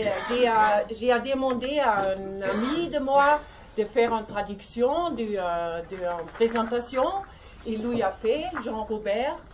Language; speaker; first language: French; non-native, learner; German